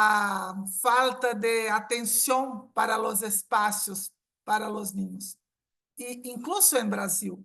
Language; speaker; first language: Portuguese; non-native, fluent; Spanish